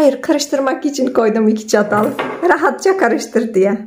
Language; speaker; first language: Turkish; non-native, fluent; Polish